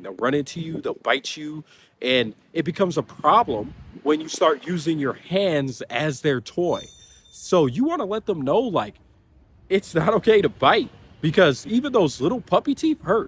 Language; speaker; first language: English; native; English